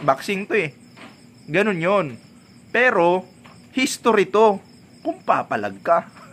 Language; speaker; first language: Filipino; non-native, local second language; Cebuano